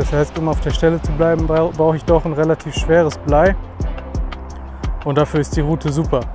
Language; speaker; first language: German; native; German